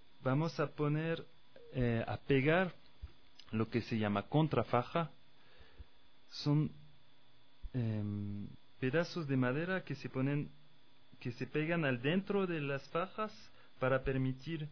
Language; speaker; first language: Spanish; non-native, fluent; French